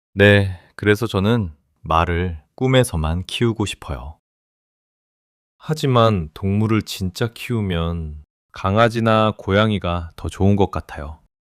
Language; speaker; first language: Korean; early bilingual, heritage; English